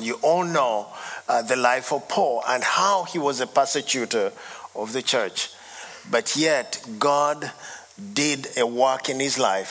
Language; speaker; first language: English; non-native, local second language; Ganda